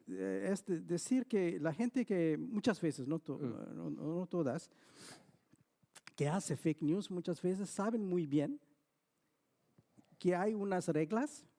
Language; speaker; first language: Spanish; non-native, fluent; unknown